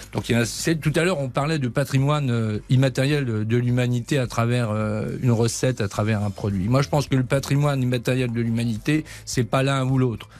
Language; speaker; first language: French; native; French